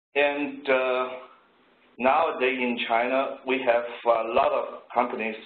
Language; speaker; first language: English; non-native, fluent; Chinese